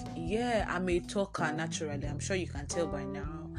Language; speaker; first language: English; non-native, local second language; Yoruba